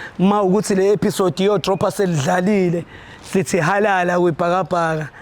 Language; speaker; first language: Zulu; native; Zulu